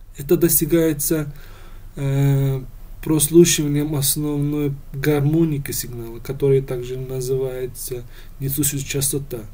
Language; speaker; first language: Russian; non-native, local second language; Uzbek